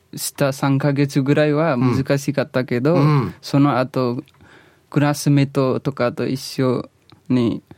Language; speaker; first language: Japanese; non-native, learner; Nepali